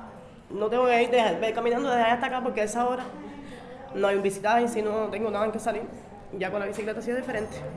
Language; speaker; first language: Spanish; native; Spanish